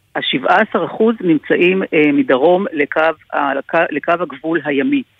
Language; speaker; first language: Hebrew; native; Hebrew